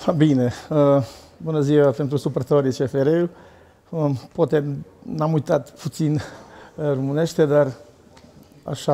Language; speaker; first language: Romanian; non-native, learner; Serbian